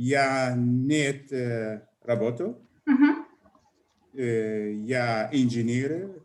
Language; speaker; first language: Russian; non-native, learner; Dutch